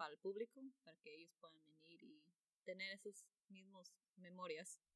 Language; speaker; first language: Spanish; early bilingual, heritage; Spanish